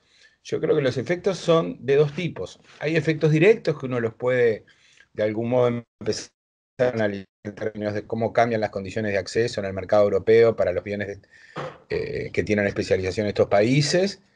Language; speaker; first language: Spanish; native; Spanish